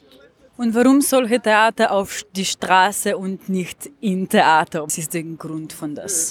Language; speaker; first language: German; non-native, learner; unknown